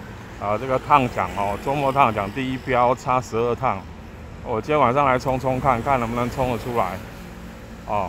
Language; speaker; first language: Chinese; native; Chinese